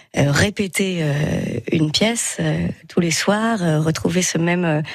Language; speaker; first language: French; native; French